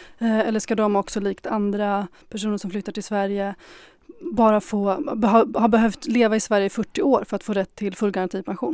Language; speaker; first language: Swedish; early bilingual, other home language; Arabic